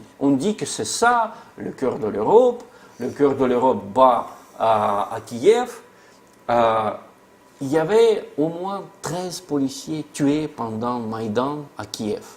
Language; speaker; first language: French; non-native, fluent; Russian